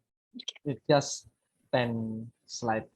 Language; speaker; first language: English; non-native, learner; Indonesian